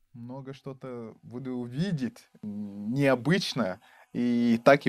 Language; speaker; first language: Russian; non-native, learner; Arabic